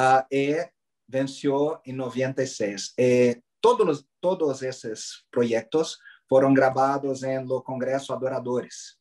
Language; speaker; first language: Spanish; non-native, learner; Portuguese